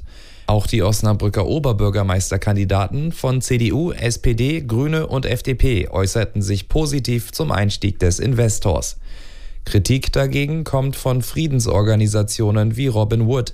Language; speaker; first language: German; native; German